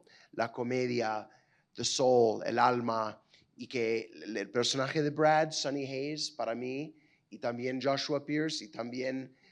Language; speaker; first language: Spanish; non-native, fluent; English